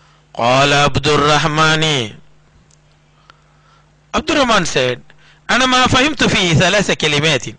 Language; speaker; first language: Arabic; non-native, fluent; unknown